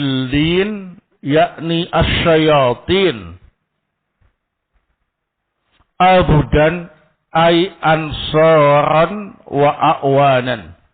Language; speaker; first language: Arabic; non-native, fluent; Indonesian